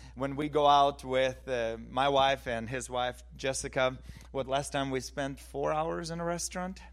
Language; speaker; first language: English; early bilingual, other home language; Ukrainian